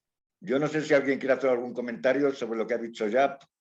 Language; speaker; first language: Spanish; native; Spanish